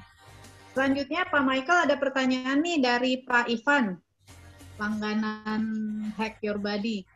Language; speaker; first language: Indonesian; native; Indonesian